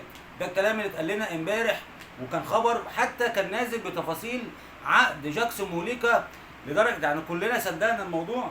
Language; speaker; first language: Arabic; native; Arabic